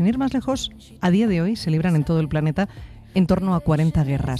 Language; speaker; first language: Spanish; native; Spanish